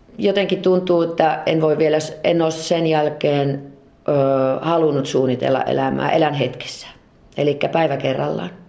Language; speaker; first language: Finnish; native; Finnish